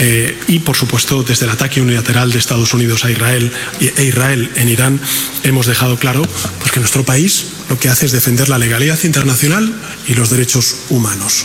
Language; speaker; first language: Spanish; native; Spanish